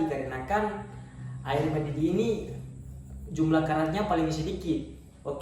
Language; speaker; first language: Indonesian; native; Indonesian